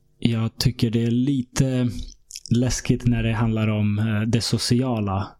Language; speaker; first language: Swedish; early bilingual, other home language; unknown